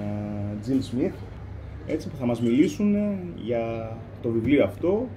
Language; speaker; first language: Greek; native; Greek